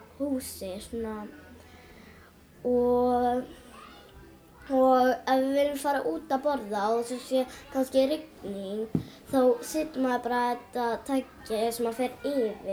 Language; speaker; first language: Icelandic; early bilingual, other home language; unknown